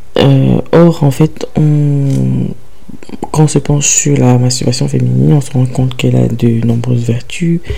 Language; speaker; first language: French; early bilingual, other home language; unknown